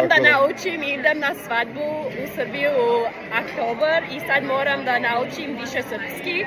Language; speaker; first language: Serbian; early bilingual, heritage; English